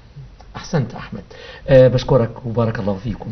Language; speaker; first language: Arabic; native; Arabic